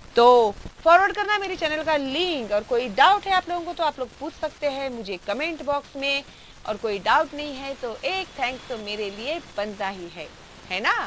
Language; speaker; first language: Hindi; non-native, local second language; Marathi